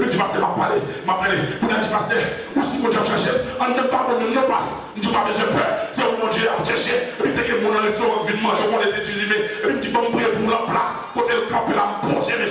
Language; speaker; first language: French; non-native, local second language; Haitian Creole